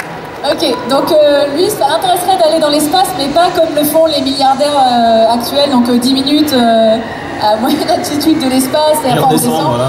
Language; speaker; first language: French; native; French